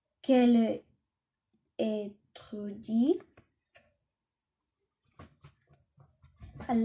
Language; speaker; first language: French; non-native, learner; Catalan